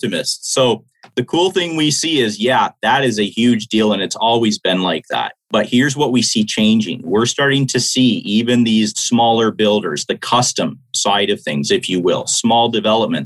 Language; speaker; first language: English; native; English